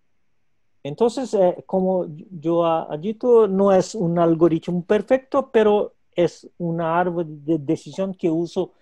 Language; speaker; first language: Spanish; non-native, local second language; Portuguese